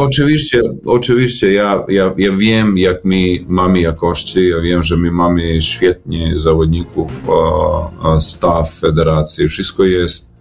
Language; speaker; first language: Polish; non-native, learner; Serbian